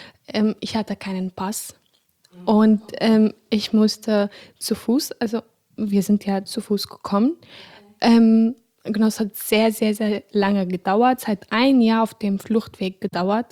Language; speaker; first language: German; non-native, fluent; Arabic